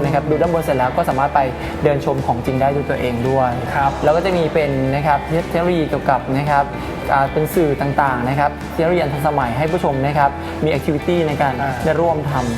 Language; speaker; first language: Thai; native; Thai